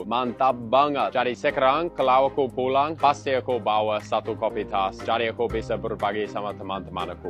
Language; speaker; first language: Indonesian; non-native, fluent; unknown